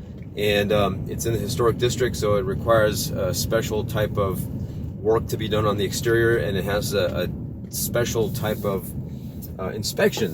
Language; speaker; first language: English; native; English